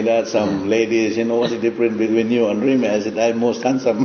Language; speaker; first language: English; non-native, local second language; Cebuano